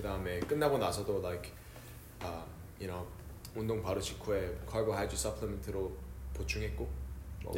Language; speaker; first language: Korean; early bilingual, heritage; Korean